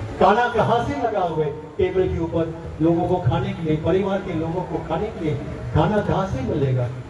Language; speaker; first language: Hindi; non-native, local second language; Marathi